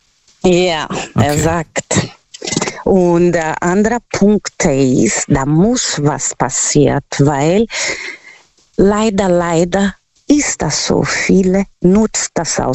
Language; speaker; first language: German; non-native, learner; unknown